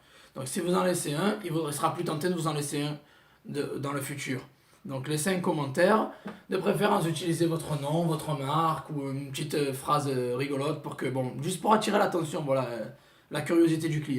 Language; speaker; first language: French; native; French